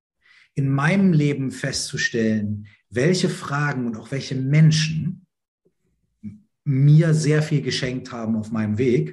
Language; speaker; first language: German; native; German